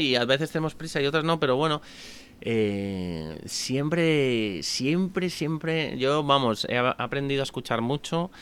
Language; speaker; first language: Spanish; native; Spanish